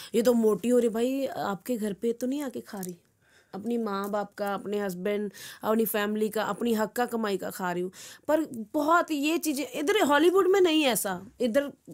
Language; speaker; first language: Hindi; non-native, local second language; Punjabi